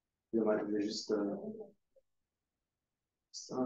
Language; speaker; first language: French; native; French